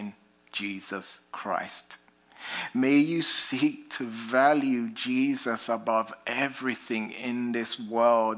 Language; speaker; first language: English; native; English